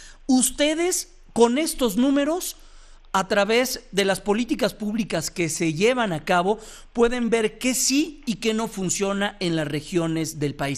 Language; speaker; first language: Spanish; native; Spanish